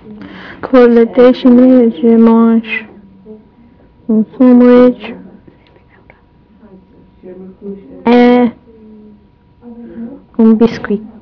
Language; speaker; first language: French; non-native, learner; English